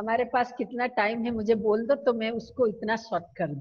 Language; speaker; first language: Hindi; non-native, local second language; Odia